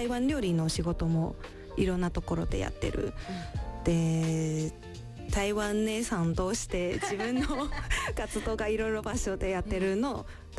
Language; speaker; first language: Japanese; non-native, learner; Chinese